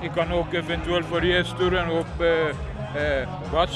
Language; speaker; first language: Dutch; non-native, learner; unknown